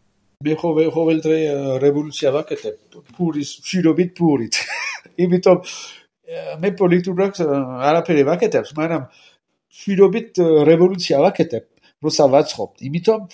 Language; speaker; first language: Georgian; non-native, learner; French